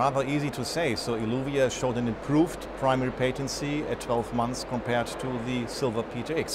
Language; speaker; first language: English; non-native, fluent; German